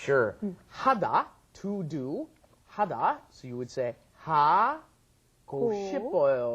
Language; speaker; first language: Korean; non-native, fluent; English